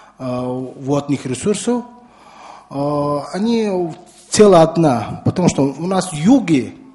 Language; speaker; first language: Russian; non-native, learner; Mongolian